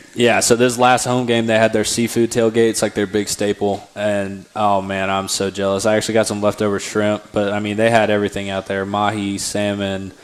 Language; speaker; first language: English; native; English